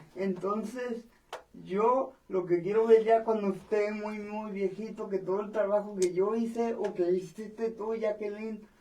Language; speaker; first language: Spanish; early bilingual, heritage; Spanish